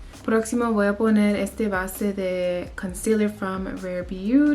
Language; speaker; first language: Spanish; early bilingual, heritage; English